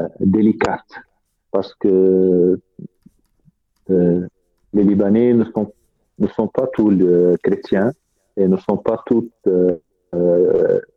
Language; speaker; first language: French; non-native, fluent; Arabic